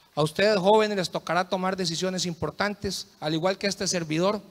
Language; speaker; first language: Spanish; native; Spanish